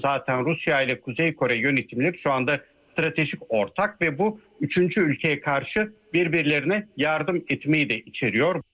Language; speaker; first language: Turkish; native; Turkish